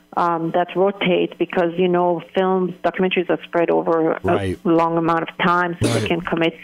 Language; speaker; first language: English; early bilingual, other home language; Hebrew